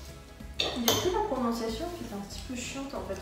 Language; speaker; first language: French; non-native, fluent; Spanish